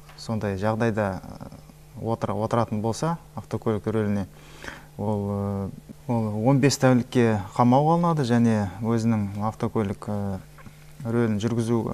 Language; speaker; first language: Kazakh; native; Kazakh